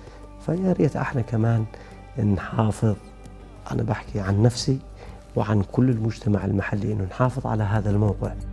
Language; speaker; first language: Arabic; native; Arabic